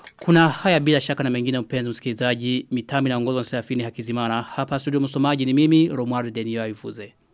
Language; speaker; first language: Swahili; non-native, local second language; Rundi